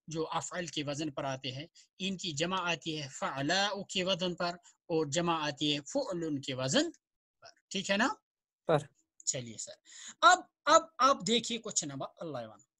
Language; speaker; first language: Hindi; non-native, local second language; Kashmiri